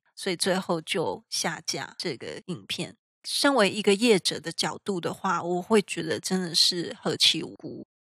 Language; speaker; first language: Chinese; native; Chinese